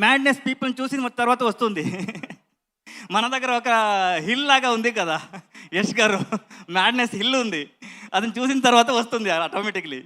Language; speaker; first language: Telugu; non-native, learner; Kannada